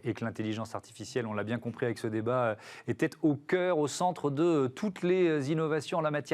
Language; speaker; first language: French; native; French